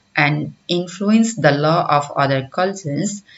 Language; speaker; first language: English; non-native, local second language; Nepali